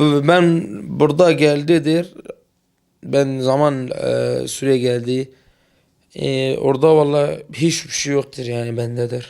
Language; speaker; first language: Turkish; non-native, learner; Arabic